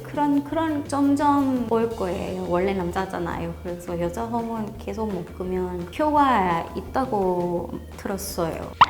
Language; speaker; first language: Korean; non-native, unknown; Thai